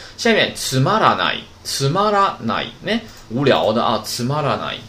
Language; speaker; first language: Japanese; non-native, fluent; Chinese